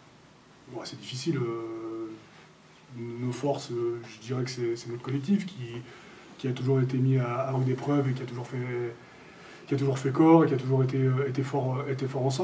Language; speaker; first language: French; native; French